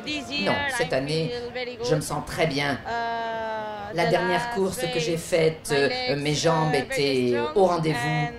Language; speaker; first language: French; non-native, fluent; Spanish